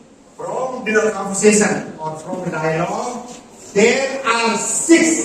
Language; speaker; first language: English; non-native, learner; Indonesian